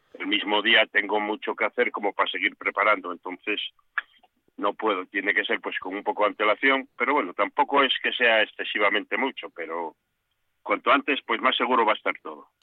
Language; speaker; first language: Spanish; native; Spanish